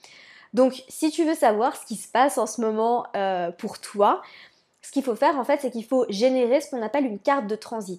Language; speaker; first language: French; native; French